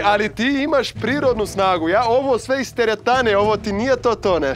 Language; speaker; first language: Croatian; non-native, fluent; Portuguese